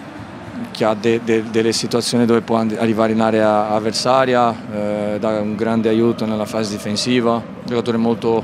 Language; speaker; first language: Italian; non-native, fluent; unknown